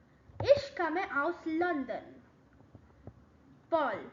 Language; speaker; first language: German; non-native, learner; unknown